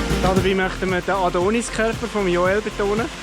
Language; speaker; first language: German; native; German